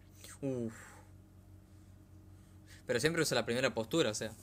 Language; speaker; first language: Spanish; native; Spanish